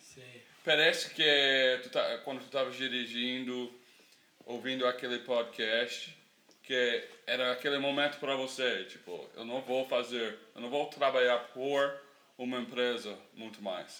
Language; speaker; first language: Portuguese; non-native, learner; English